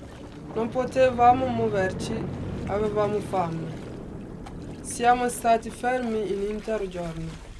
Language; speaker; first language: Italian; non-native, learner; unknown